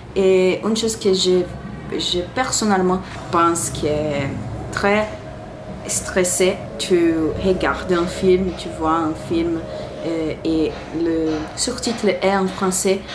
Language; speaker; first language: French; non-native, learner; Portuguese